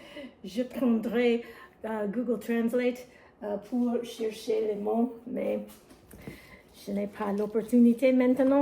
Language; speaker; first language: French; non-native, learner; English